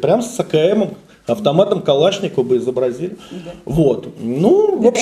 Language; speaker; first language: Russian; native; Russian